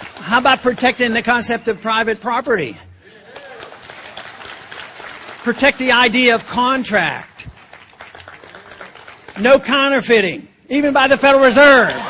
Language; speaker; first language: English; native; English